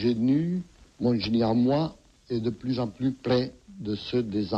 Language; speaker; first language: French; non-native, fluent; Catalan